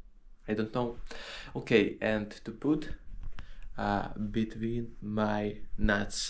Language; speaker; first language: English; non-native, fluent; Russian